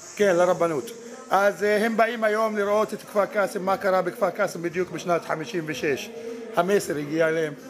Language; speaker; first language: Hebrew; non-native, local second language; Arabic